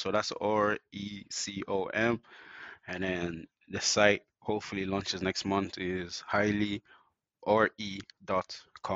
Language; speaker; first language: English; native; English